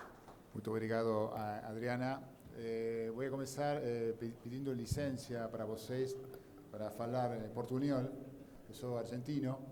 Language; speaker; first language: Portuguese; non-native, learner; Spanish